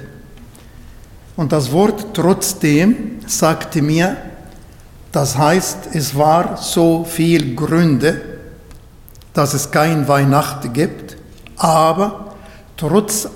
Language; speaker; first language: German; non-native, fluent; Arabic